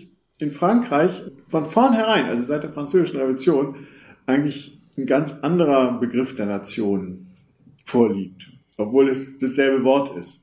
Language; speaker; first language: German; native; German